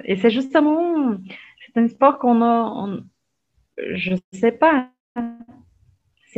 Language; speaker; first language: French; non-native, fluent; Portuguese